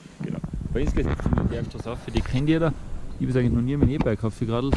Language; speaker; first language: German; native; German